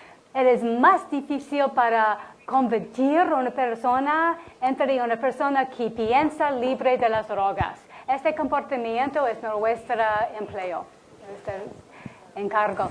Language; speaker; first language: Spanish; non-native, learner; English